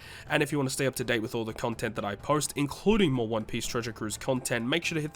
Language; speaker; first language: English; native; English